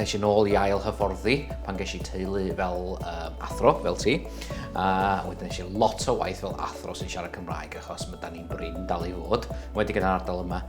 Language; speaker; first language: Welsh; non-native, local second language; English